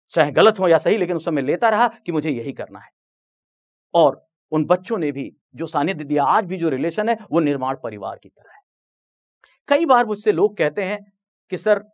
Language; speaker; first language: Hindi; native; Hindi